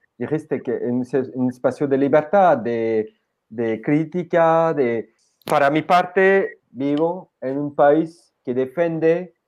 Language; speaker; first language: Spanish; non-native, fluent; French